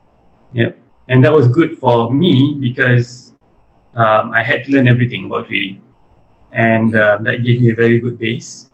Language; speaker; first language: English; early bilingual, other home language; Malay